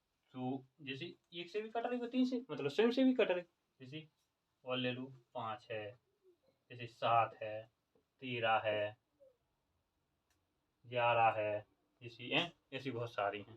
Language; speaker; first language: Hindi; native; Hindi